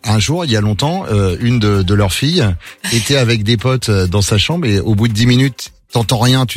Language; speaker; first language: French; native; French